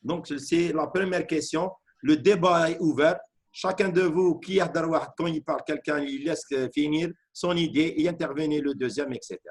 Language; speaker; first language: French; non-native, local second language; Arabic